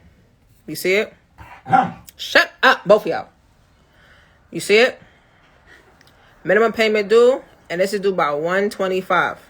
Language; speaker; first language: English; native; English